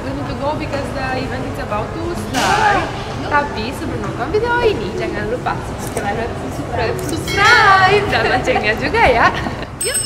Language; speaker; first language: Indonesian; non-native, fluent; Romanian